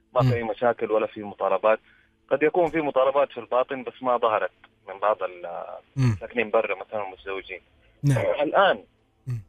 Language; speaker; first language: Arabic; native; Arabic